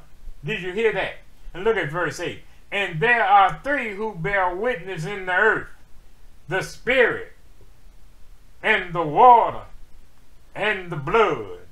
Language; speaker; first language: English; native; English